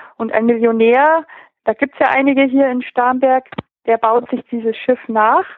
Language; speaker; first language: German; native; German